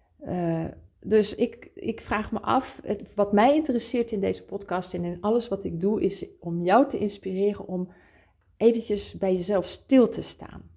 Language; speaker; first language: Dutch; early bilingual, heritage; Dutch